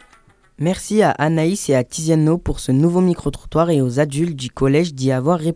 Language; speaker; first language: French; native; French